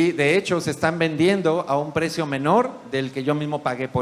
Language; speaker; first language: Spanish; native; Spanish